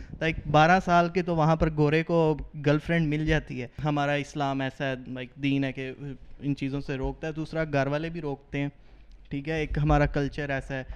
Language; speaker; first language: Urdu; native; Urdu